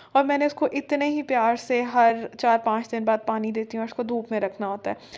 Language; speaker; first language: Urdu; native; Urdu